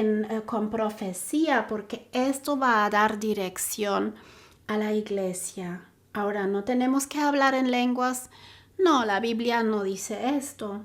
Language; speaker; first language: Spanish; non-native, fluent; German